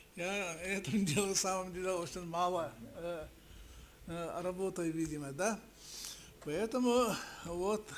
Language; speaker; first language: Russian; non-native, local second language; Yakut